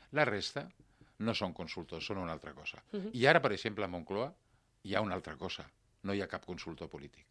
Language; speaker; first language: Catalan; non-native, local second language; Spanish